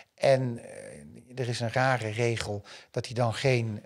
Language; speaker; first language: Dutch; native; Dutch